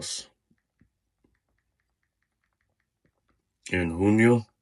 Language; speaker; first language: Spanish; non-native, learner; Russian